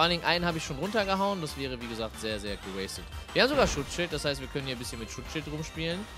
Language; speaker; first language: German; native; German